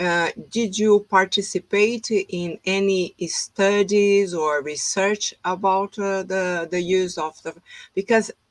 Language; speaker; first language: English; non-native, fluent; Portuguese